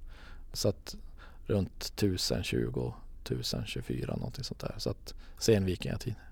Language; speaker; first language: Swedish; native; Swedish